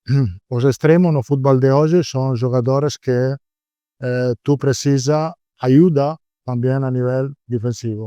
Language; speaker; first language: Portuguese; non-native, learner; Italian